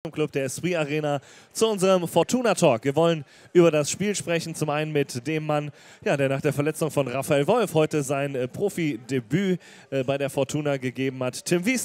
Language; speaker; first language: German; native; German